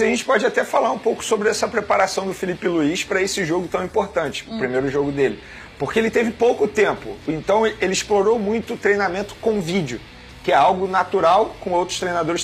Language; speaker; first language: Portuguese; native; Portuguese